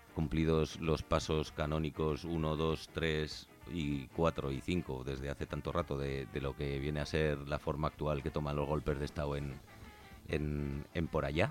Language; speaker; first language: Spanish; native; Spanish